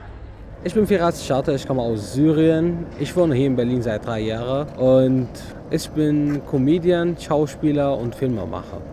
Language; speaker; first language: German; non-native, learner; Arabic